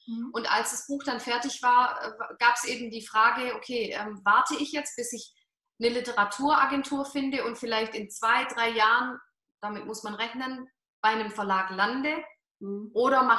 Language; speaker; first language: German; native; German